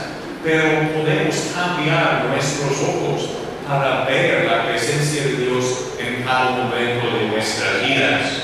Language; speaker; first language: Spanish; non-native, learner; English